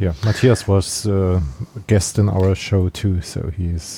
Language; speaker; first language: English; non-native, fluent; German